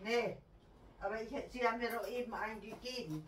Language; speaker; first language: German; native; German